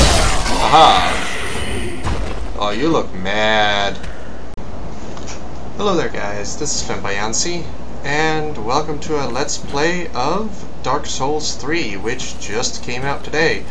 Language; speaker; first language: English; native; English